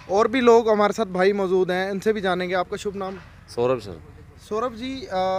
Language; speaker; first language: Hindi; native; Hindi